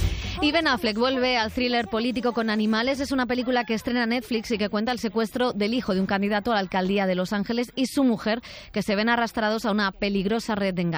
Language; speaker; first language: Spanish; native; Spanish